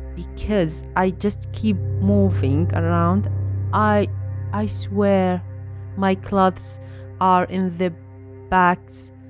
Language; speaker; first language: English; non-native, fluent; Arabic